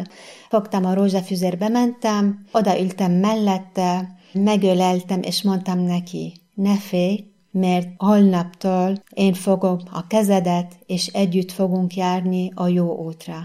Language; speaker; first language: Hungarian; non-native, learner; Arabic